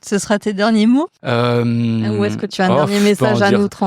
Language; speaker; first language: French; native; French